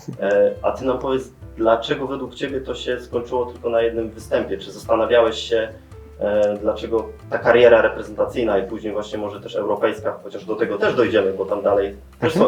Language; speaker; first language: Polish; native; Polish